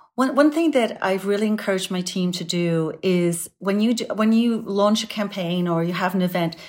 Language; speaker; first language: English; native; English